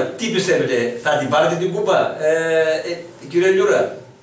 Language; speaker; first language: Greek; native; Greek